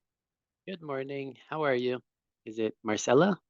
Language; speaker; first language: English; non-native, fluent; Spanish